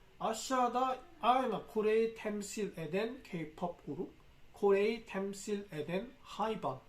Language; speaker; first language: Turkish; non-native, fluent; Korean